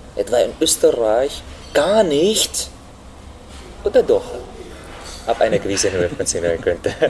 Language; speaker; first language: German; non-native, fluent; Arabic